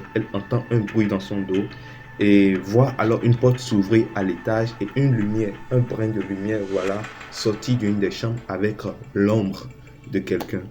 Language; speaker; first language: French; native; French